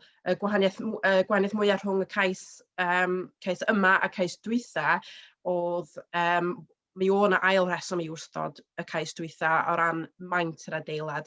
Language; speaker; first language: Welsh; native; Welsh